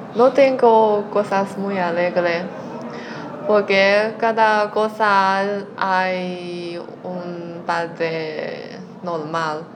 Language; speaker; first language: Spanish; non-native, learner; Chinese